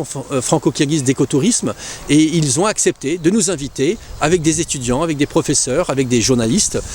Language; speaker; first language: French; native; French